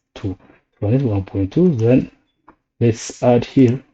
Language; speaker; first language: English; non-native, local second language; Amharic